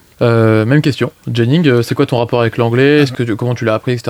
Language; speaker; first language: French; native; French